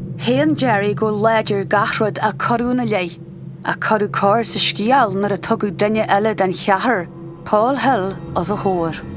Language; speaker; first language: Irish; native; Irish